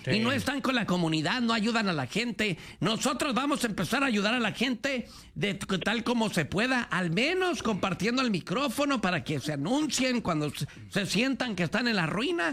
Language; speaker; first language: Spanish; native; Spanish